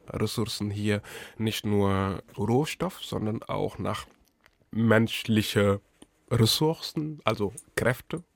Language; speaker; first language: German; non-native, fluent; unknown